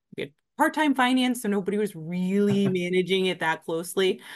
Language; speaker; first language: English; native; English